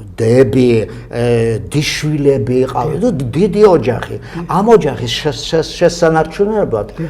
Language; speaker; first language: Georgian; non-native, local second language; Russian